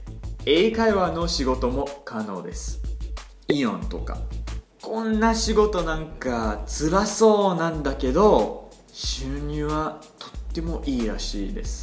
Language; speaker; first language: Japanese; non-native, fluent; English